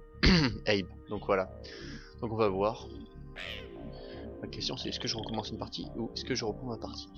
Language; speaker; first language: French; native; French